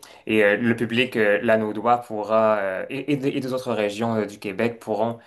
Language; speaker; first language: French; native; French